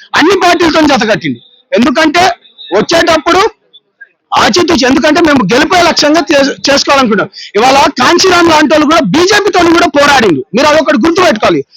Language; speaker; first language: Telugu; native; Telugu